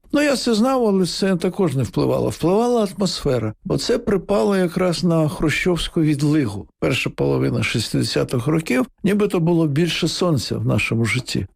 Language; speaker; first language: Ukrainian; non-native, local second language; Russian